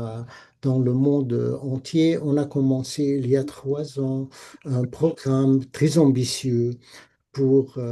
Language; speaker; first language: French; non-native, fluent; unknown